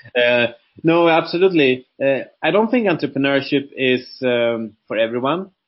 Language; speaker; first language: English; non-native, fluent; Swedish